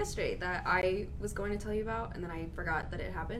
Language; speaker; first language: English; native; English